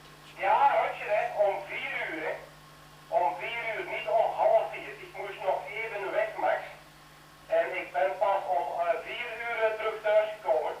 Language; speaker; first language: Dutch; native; Dutch